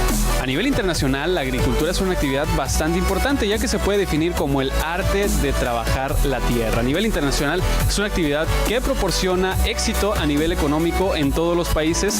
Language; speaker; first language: Spanish; native; Spanish